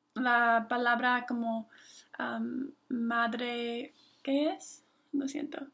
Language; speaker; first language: Spanish; non-native, fluent; English